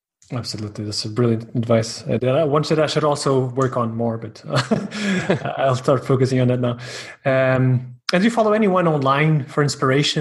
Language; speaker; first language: English; non-native, fluent; Portuguese